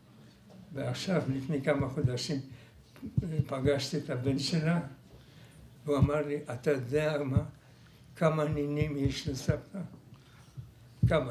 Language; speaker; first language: Hebrew; non-native, fluent; Polish